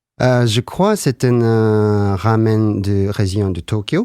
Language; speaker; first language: French; non-native, learner; Japanese